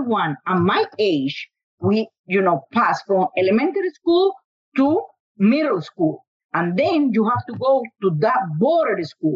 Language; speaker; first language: English; non-native, learner; Spanish